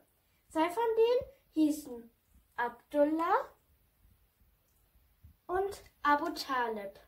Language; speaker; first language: German; non-native, fluent; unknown